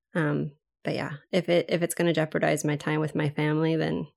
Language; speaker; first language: English; native; English